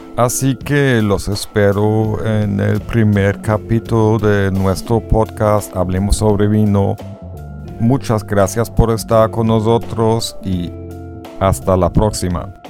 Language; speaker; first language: Spanish; non-native, fluent; German